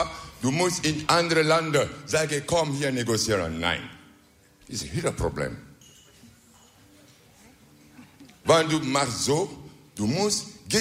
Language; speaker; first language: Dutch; non-native, learner; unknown